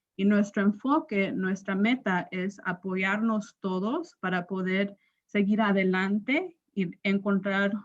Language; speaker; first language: Spanish; early bilingual, other home language; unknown